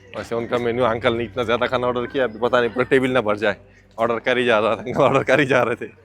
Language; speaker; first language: Urdu; non-native, fluent; Bangla